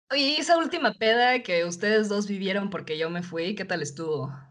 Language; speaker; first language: Spanish; native; Spanish